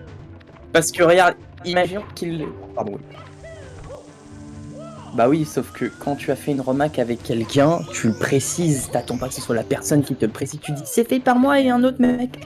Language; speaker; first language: French; native; French